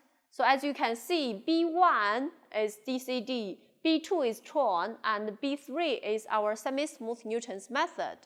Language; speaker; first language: English; non-native, local second language; Chinese